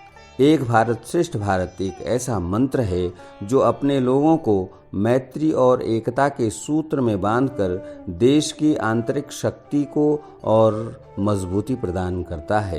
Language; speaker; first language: Hindi; native; Hindi